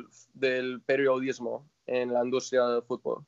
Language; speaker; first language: Spanish; non-native, fluent; English